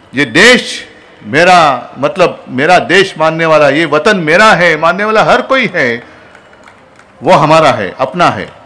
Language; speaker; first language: Hindi; non-native, local second language; Marathi